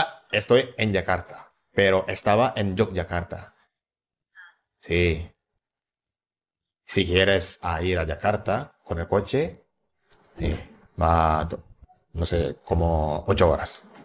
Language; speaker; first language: Spanish; non-native, fluent; Indonesian